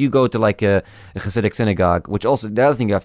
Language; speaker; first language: English; early bilingual, other home language; Hebrew